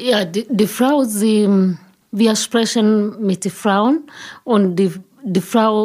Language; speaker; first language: German; non-native, learner; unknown